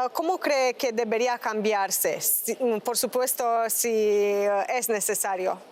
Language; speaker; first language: Spanish; non-native, fluent; Romanian